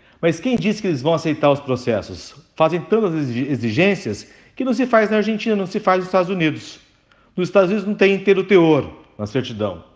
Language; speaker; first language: Portuguese; native; Portuguese